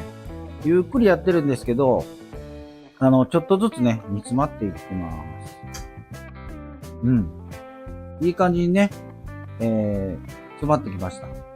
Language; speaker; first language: Japanese; native; Japanese